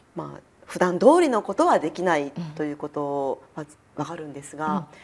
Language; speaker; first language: Japanese; native; Japanese